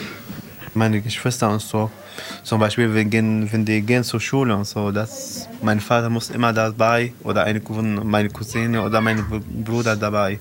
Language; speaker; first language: German; non-native, learner; Arabic